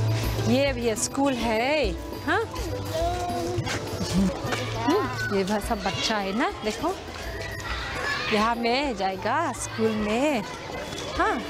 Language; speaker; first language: Hindi; non-native, local second language; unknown